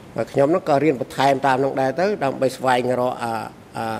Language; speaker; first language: Khmer; native; Khmer